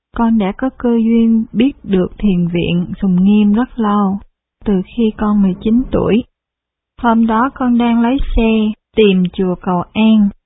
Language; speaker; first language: Vietnamese; early bilingual, heritage; Vietnamese